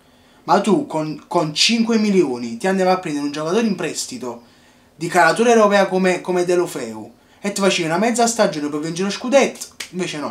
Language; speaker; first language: Italian; native; Italian